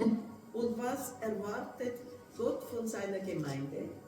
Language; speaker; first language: German; non-native, fluent; Portuguese